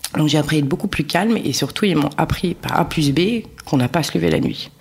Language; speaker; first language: French; native; French